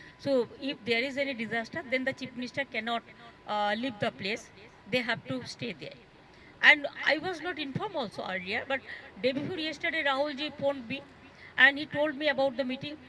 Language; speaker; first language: English; non-native, local second language; Bangla